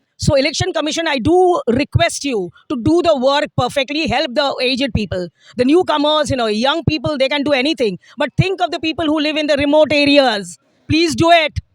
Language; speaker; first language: English; non-native, local second language; Bangla